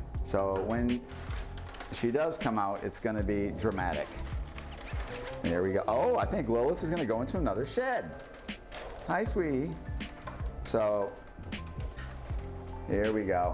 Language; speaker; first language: English; native; English